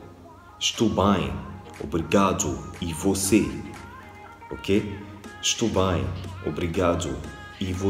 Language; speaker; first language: Portuguese; non-native, fluent; French